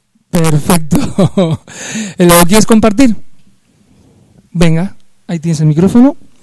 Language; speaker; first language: Spanish; native; Spanish